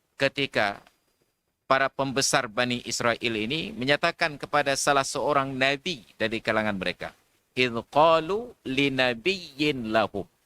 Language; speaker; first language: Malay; non-native, local second language; Achinese